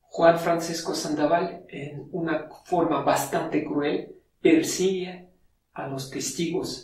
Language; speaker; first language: Spanish; non-native, fluent; Russian